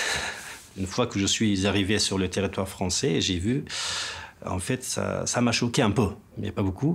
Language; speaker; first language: French; non-native, fluent; Persian